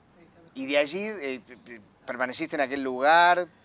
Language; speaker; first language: Spanish; native; Spanish